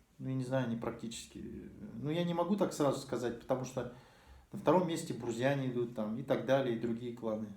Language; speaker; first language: Russian; native; Russian